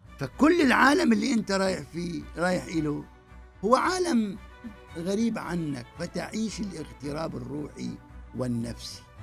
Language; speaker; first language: Arabic; native; Arabic